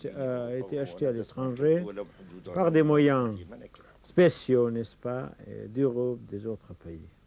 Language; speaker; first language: French; non-native, fluent; Kurdish